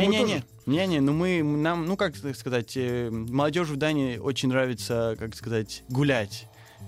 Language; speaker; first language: Russian; early bilingual, heritage; Russian